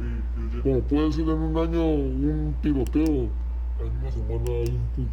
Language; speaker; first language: Spanish; native; Spanish